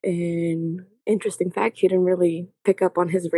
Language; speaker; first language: English; non-native, fluent; Spanish